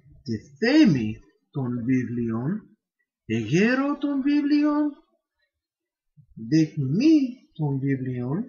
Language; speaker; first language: Greek; non-native, fluent; English